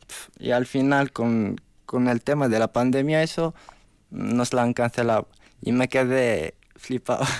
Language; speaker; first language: Spanish; non-native, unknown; Arabic